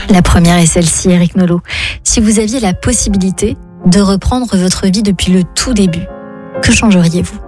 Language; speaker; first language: French; native; French